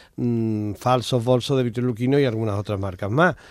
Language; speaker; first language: Spanish; native; Spanish